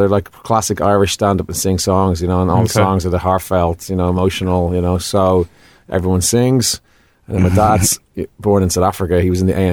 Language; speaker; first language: English; native; English